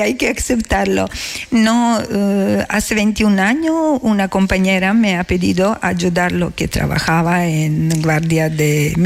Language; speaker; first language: Spanish; non-native, learner; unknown